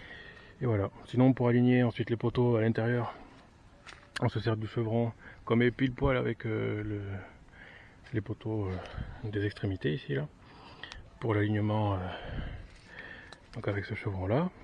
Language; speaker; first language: French; native; French